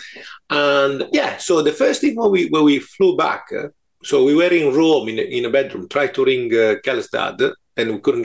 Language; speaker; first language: English; non-native, fluent; Italian